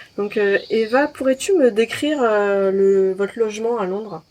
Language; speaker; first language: French; native; French